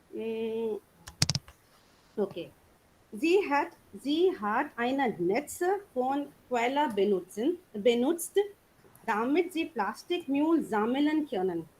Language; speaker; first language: German; non-native, learner; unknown